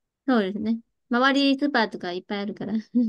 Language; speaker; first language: Japanese; non-native, fluent; Vietnamese